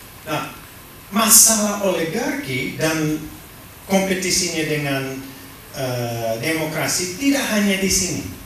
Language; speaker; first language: Indonesian; non-native, fluent; English